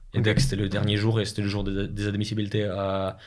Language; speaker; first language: French; non-native, fluent; Russian